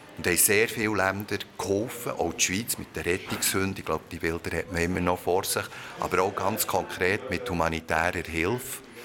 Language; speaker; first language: German; early bilingual, other home language; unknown